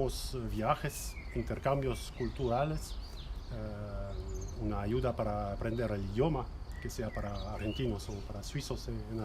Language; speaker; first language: Spanish; non-native, fluent; French